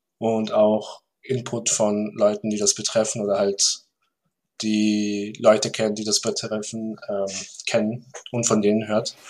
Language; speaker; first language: German; early bilingual, other home language; Turkish